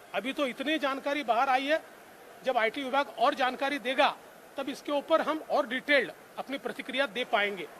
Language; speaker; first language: Hindi; non-native, local second language; Marathi